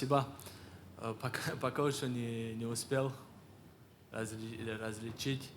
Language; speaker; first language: Russian; non-native, local second language; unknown